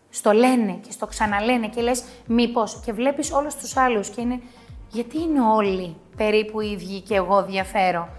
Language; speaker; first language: Greek; early bilingual, heritage; Greek